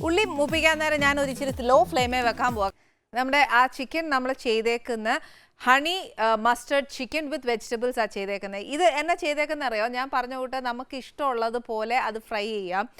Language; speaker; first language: Malayalam; native; Malayalam